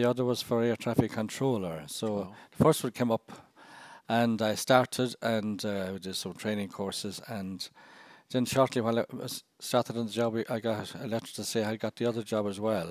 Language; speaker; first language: English; native; English